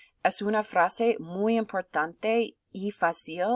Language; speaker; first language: Spanish; non-native, fluent; English